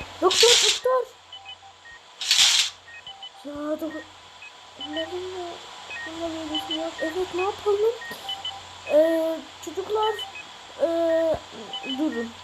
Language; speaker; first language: Turkish; early bilingual, heritage; Turkish